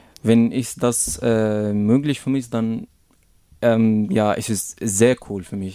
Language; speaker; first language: German; non-native, learner; Arabic